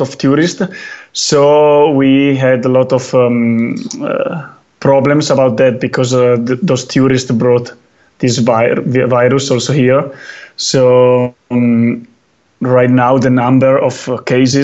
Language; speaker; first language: English; non-native, fluent; Italian